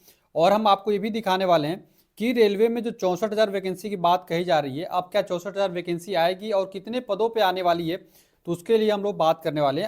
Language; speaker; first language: Hindi; native; Hindi